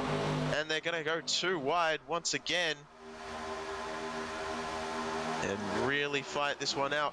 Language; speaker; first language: English; native; English